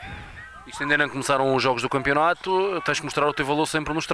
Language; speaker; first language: Portuguese; native; Portuguese